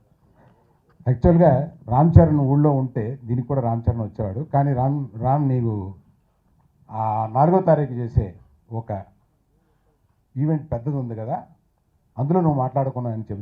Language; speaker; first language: Telugu; native; Telugu